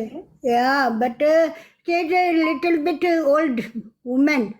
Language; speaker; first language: English; non-native, learner; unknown